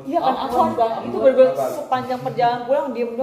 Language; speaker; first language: Indonesian; native; Indonesian